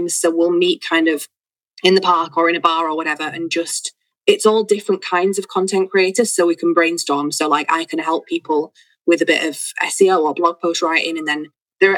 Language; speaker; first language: English; native; English